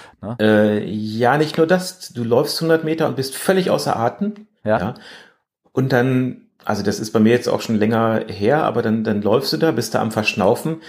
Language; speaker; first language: German; native; German